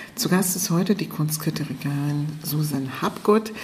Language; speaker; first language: German; native; German